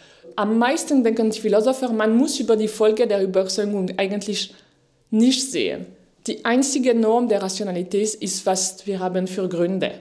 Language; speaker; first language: German; non-native, fluent; French